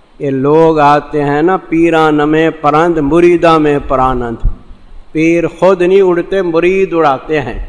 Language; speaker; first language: Urdu; non-native, local second language; Saraiki